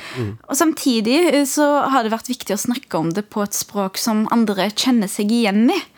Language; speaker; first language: Norwegian; early bilingual, other home language; Arabic